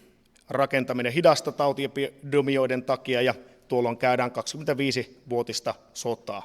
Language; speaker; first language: Finnish; native; Finnish